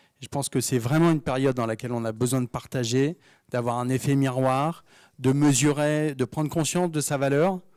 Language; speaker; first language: French; native; French